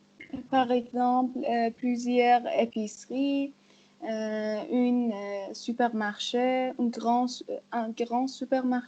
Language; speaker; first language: French; non-native, learner; Persian